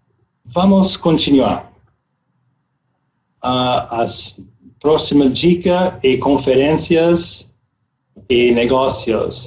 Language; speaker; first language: Portuguese; non-native, learner; English